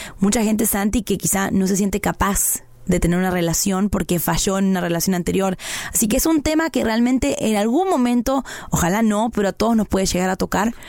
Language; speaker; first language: Spanish; native; Spanish